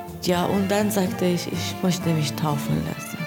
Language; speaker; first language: German; non-native, learner; Persian